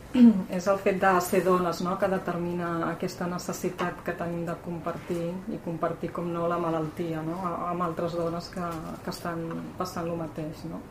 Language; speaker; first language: Catalan; native; Catalan